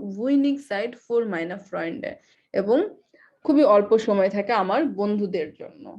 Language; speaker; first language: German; non-native, learner; Bangla